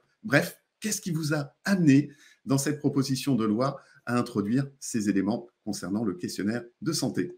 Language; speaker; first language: French; native; French